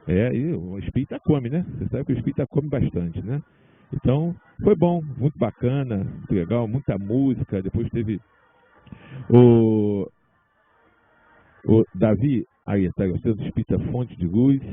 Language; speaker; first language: Portuguese; native; Portuguese